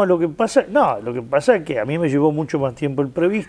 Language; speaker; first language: Spanish; native; Spanish